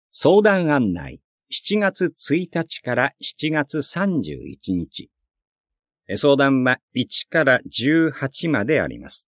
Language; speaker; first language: Japanese; native; Japanese